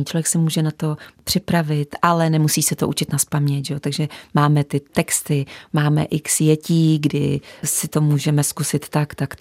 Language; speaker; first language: Czech; native; Czech